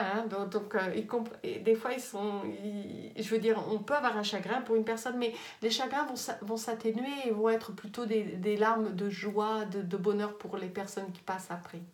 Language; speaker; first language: French; native; French